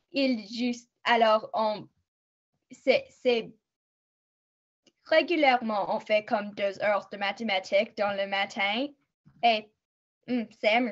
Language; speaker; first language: French; non-native, local second language; English